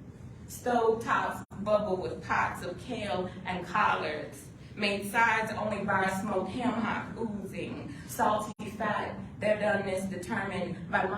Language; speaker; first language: English; native; English